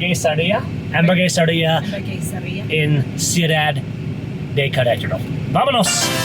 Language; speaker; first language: Spanish; non-native, learner; English